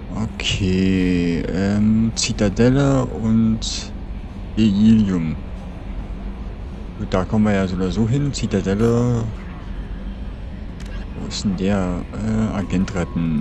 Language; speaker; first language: German; native; German